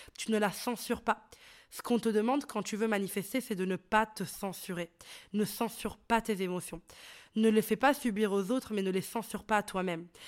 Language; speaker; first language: French; early bilingual, other home language; Arabic